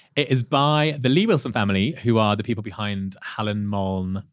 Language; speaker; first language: English; native; English